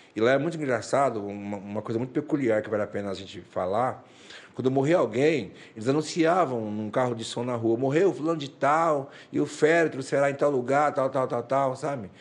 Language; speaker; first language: Portuguese; native; Portuguese